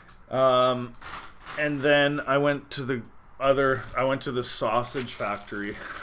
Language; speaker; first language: English; native; English